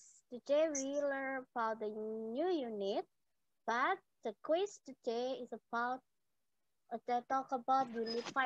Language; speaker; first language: English; non-native, learner; Indonesian